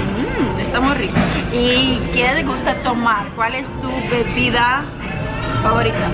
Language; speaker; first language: Spanish; non-native, learner; Russian